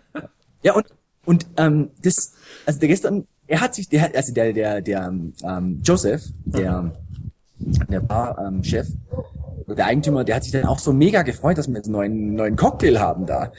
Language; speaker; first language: German; native; German